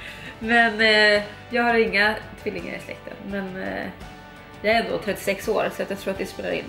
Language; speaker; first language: Swedish; native; Swedish